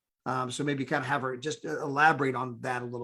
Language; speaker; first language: English; native; English